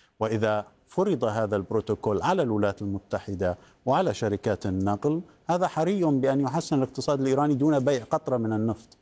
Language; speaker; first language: Arabic; non-native, fluent; Persian